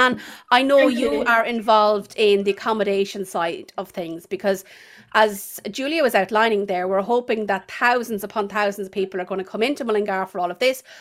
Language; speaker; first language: English; native; English